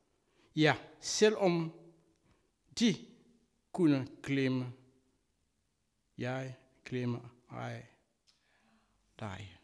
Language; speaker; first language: Danish; non-native, fluent; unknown